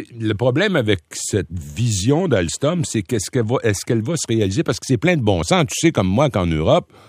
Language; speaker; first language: French; native; French